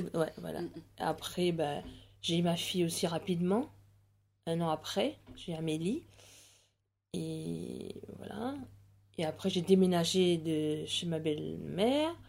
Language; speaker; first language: French; non-native, local second language; Morisyen